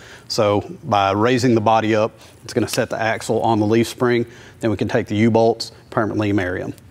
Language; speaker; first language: English; native; English